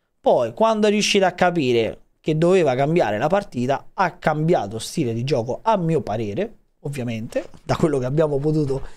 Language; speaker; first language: Italian; native; Italian